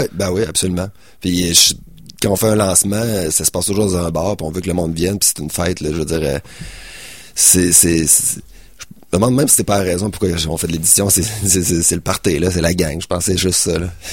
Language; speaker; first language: French; native; French